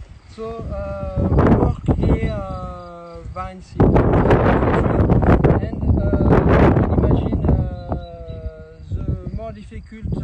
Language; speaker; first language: English; non-native, learner; French